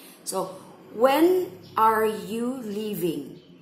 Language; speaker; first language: English; non-native, fluent; Indonesian